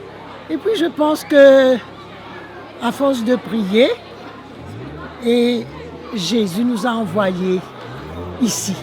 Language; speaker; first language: French; non-native, local second language; Morisyen